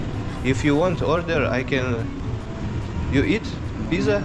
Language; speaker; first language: English; non-native, learner; Russian